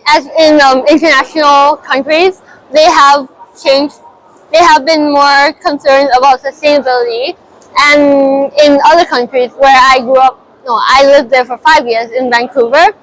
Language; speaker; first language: English; non-native, fluent; Thai